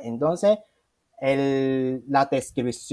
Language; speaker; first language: Spanish; non-native, fluent; Chinese